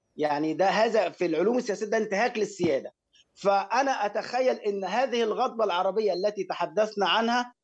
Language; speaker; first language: Arabic; native; Arabic